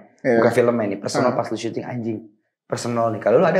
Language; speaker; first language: Indonesian; native; Indonesian